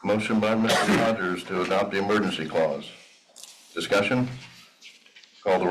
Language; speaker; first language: English; native; English